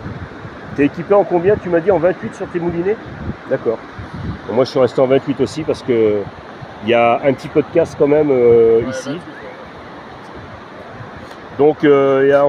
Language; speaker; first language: French; native; French